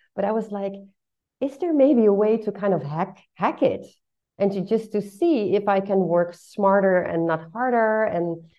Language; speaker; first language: English; non-native, fluent; Dutch